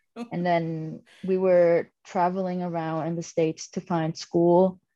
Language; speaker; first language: English; non-native, fluent; Vietnamese